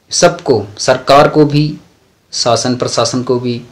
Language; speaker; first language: Hindi; native; Hindi